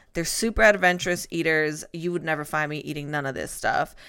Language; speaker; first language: English; early bilingual, other home language; Spanish